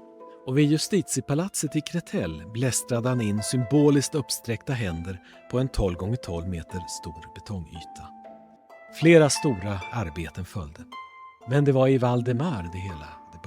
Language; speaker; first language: Swedish; native; Swedish